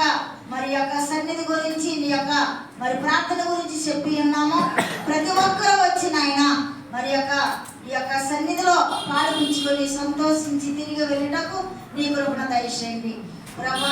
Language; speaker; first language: Telugu; native; Telugu